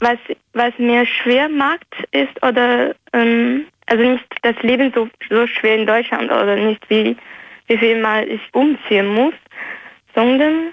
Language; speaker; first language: German; non-native, fluent; Chinese